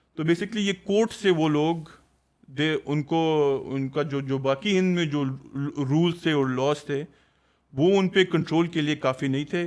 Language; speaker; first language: Urdu; non-native, local second language; Pashto